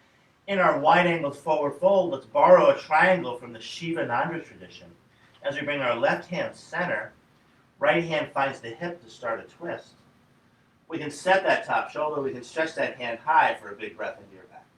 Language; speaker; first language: English; native; English